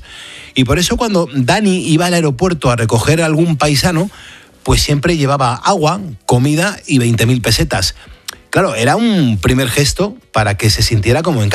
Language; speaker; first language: Spanish; native; Spanish